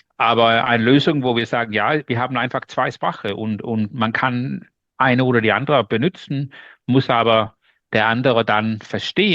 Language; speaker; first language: German; non-native, learner; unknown